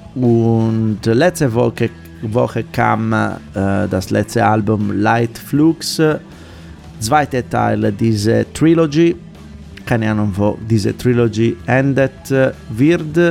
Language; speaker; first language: German; non-native, fluent; Italian